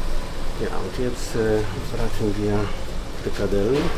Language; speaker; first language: German; non-native, fluent; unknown